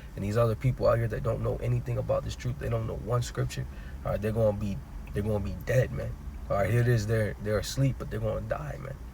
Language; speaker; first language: English; native; English